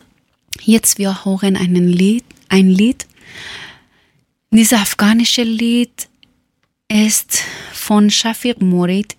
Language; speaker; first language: German; non-native, learner; Persian